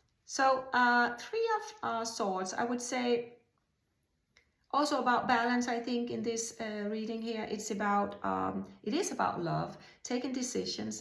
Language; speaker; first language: English; non-native, fluent; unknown